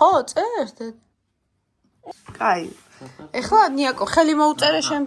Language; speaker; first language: Georgian; native; Georgian